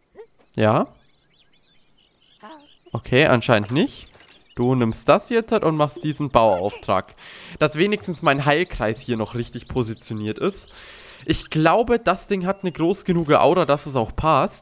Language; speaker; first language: German; native; German